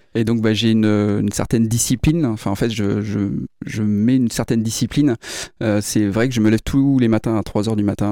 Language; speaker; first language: French; native; French